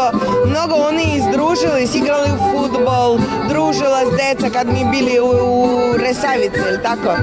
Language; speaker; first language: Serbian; non-native, fluent; Russian